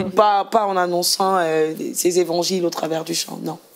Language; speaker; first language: French; non-native, local second language; Lingala